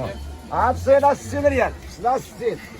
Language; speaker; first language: Arabic; native; Arabic